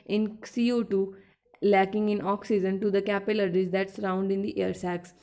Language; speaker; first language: English; non-native, local second language; Punjabi